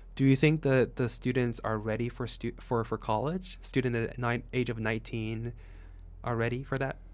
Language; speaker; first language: English; non-native, fluent; Chinese